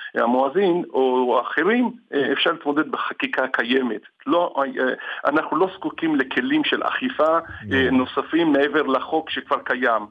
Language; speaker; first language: Hebrew; early bilingual, other home language; Arabic